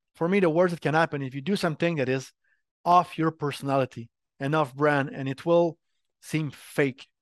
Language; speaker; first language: English; non-native, fluent; French